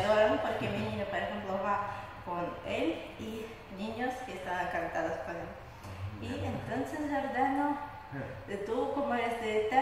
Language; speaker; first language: Spanish; non-native, learner; Russian